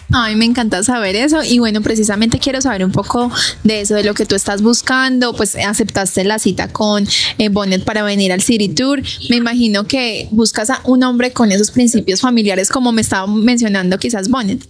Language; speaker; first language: Spanish; native; Spanish